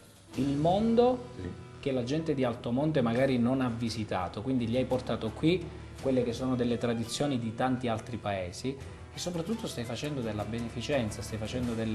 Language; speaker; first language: Italian; native; Italian